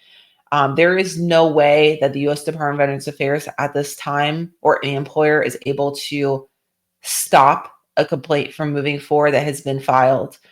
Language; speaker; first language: English; native; English